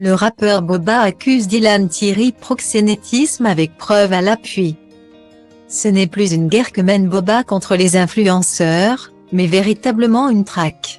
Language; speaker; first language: French; native; French